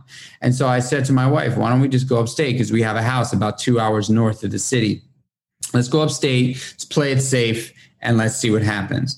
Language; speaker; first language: English; native; English